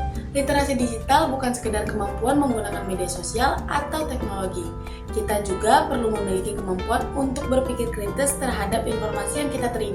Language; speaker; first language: Indonesian; native; Indonesian